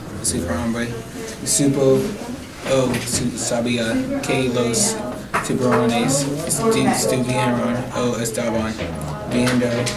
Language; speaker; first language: Spanish; non-native, learner; English